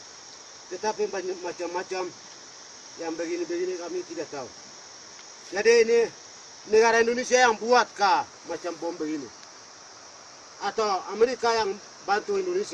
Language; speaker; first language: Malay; non-native, local second language; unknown